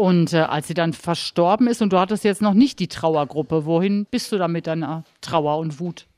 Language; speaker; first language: German; native; German